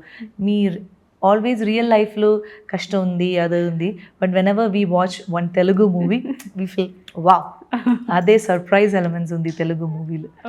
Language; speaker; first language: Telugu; non-native, learner; Malayalam